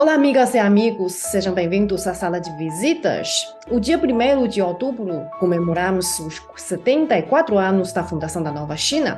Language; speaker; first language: Portuguese; non-native, fluent; Chinese